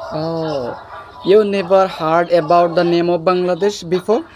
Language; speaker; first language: English; non-native, learner; Bangla